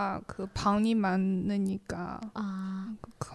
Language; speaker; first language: Korean; non-native, learner; Chinese